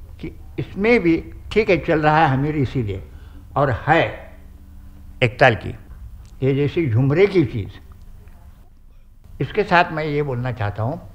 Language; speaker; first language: Hindi; non-native, local second language; Marathi